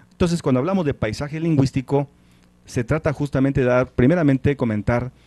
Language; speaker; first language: Spanish; non-native, local second language; Tzeltal